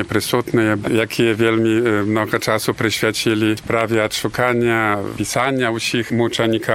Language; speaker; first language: Polish; non-native, local second language; Ukrainian